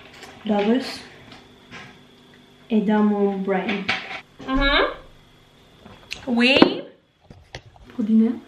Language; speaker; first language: French; non-native, learner; Russian